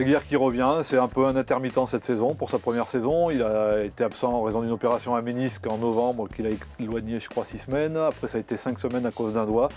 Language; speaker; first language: French; native; French